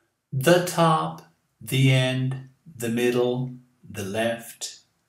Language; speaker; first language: English; non-native, fluent; Portuguese